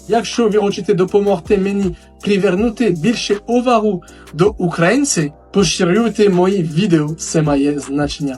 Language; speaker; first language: Ukrainian; non-native, fluent; French